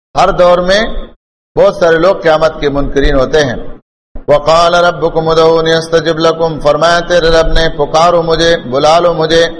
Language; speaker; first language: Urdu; non-native, local second language; Pashto